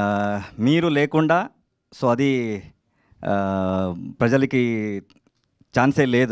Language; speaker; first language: Telugu; non-native, learner; Kannada